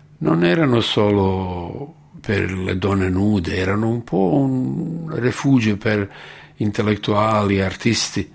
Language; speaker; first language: Italian; non-native, fluent; Bosnian